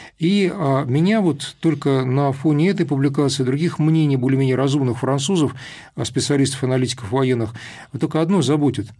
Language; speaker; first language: Russian; native; Russian